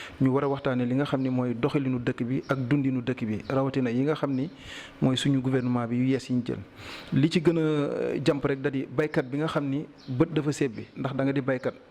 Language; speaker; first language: Wolof; native; Wolof